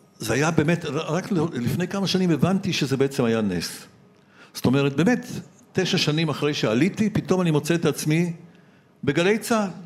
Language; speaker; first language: Hebrew; early bilingual, other home language; Polish